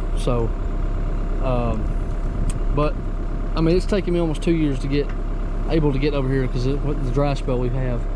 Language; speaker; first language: English; native; English